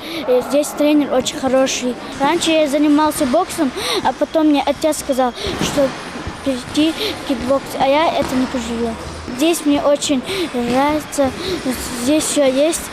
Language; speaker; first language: Russian; non-native, local second language; Ingush